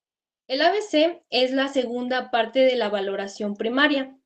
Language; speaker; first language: Spanish; native; Spanish